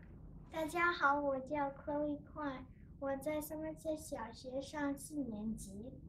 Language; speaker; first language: Chinese; early bilingual, heritage; Chinese